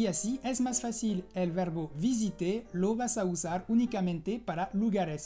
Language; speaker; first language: Spanish; non-native, fluent; French